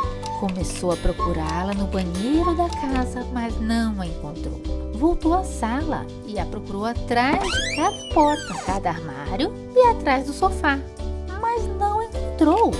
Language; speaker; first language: Portuguese; native; Portuguese